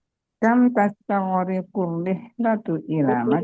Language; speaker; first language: Arabic; non-native, learner; Indonesian